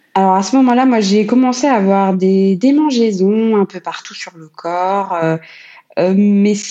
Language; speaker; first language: French; native; French